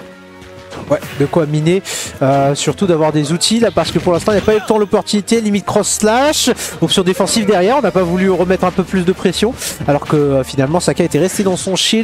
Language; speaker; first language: French; native; French